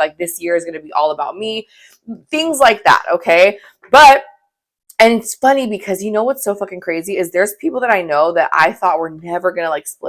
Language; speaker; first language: English; native; English